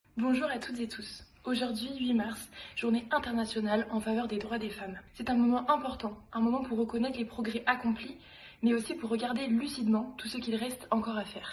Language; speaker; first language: French; native; French